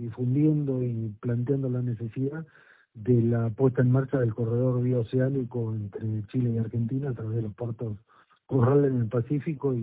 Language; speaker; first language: Spanish; native; Spanish